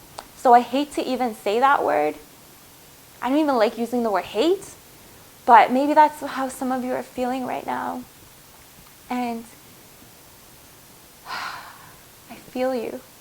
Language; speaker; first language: English; native; English